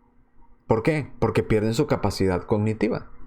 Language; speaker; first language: Spanish; native; Spanish